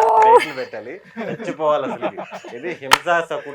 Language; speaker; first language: Telugu; native; Telugu